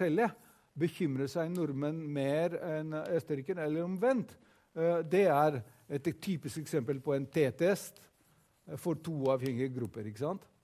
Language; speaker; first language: Norwegian; non-native, fluent; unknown